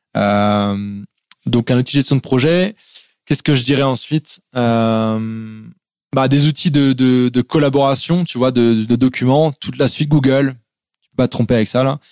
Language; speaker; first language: French; native; French